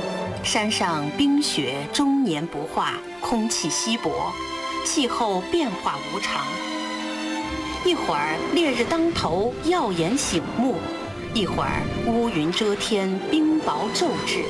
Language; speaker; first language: Chinese; native; Chinese